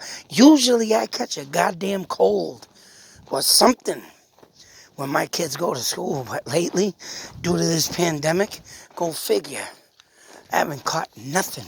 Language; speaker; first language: English; native; English